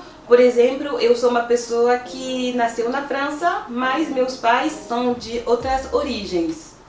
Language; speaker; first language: Portuguese; non-native, fluent; French